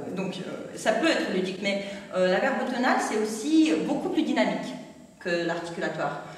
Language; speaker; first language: French; non-native, fluent; Russian